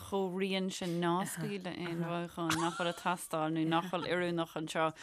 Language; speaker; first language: Irish; native; Irish